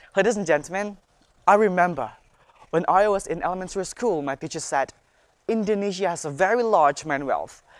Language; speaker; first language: English; non-native, learner; Indonesian